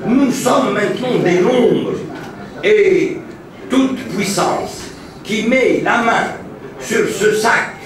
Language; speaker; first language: French; non-native, local second language; Arabic